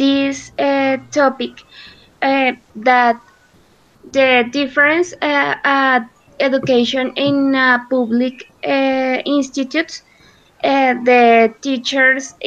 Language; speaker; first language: English; non-native, learner; Spanish